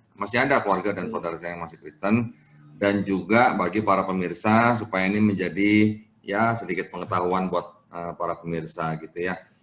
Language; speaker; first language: Indonesian; native; Indonesian